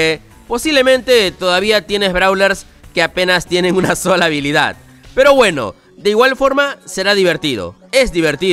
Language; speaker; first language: Spanish; native; Spanish